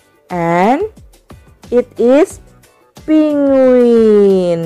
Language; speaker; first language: English; non-native, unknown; Indonesian